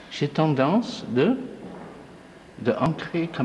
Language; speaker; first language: French; non-native, fluent; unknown